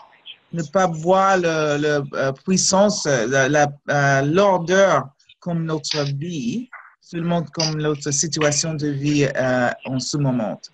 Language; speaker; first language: French; non-native, fluent; English